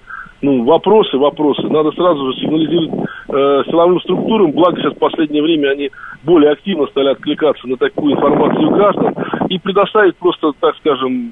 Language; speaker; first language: Russian; native; Russian